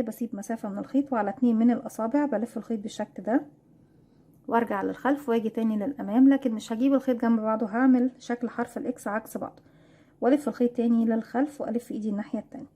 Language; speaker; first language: Arabic; native; Arabic